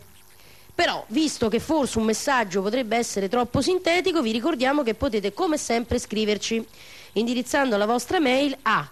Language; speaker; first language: Italian; native; Italian